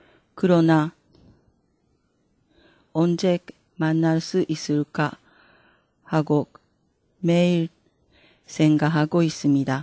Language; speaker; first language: Korean; non-native, fluent; Japanese